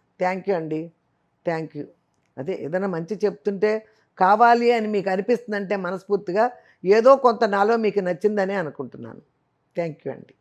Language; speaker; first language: Telugu; native; Telugu